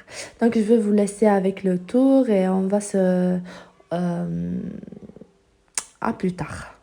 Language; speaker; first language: French; non-native, fluent; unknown